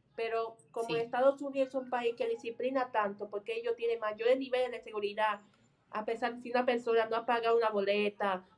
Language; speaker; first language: Spanish; native; Spanish